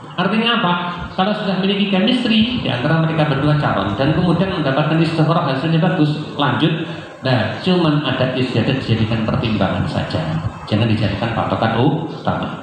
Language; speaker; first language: Indonesian; native; Indonesian